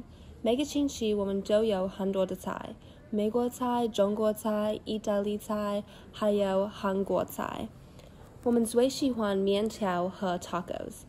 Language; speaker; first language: Chinese; non-native, learner; English